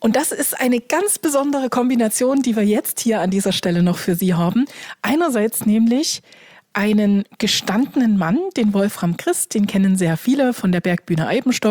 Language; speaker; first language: German; native; German